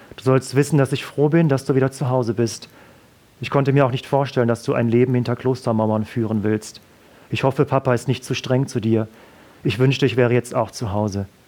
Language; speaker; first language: German; native; German